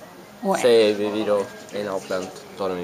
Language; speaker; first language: Spanish; non-native, learner; English